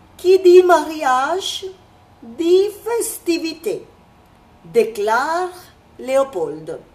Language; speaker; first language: French; non-native, fluent; Spanish